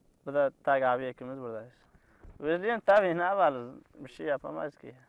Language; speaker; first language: Turkish; non-native, learner; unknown